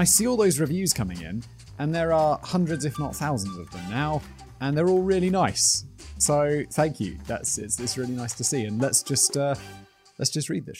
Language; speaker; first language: English; native; English